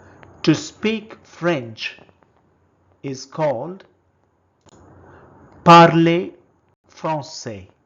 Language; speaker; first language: English; non-native, local second language; Telugu